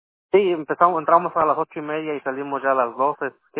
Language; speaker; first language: Spanish; native; Spanish